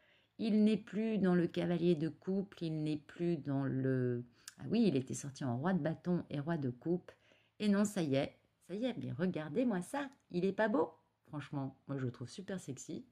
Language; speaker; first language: French; native; French